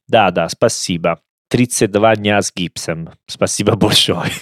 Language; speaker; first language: Russian; non-native, learner; Italian